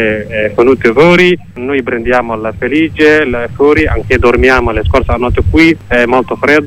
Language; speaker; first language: Italian; non-native, learner; Somali